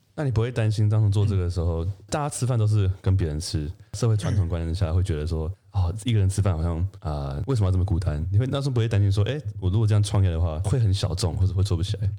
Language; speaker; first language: Chinese; native; Chinese